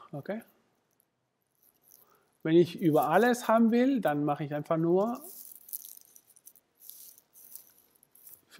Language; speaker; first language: German; non-native, fluent; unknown